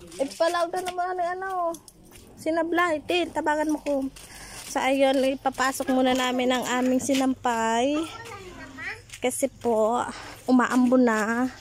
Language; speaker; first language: Filipino; non-native, local second language; Bikol